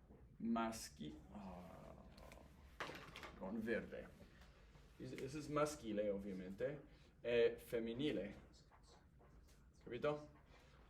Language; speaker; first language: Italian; non-native, fluent; English